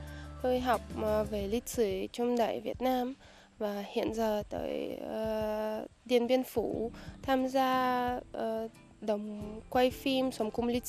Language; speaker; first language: Vietnamese; non-native, fluent; Russian